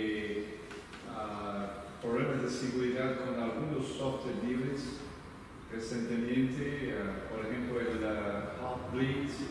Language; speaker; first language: Spanish; non-native, fluent; Portuguese